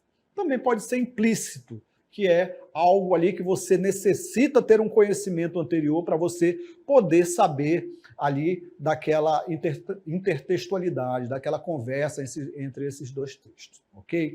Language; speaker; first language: Portuguese; native; Portuguese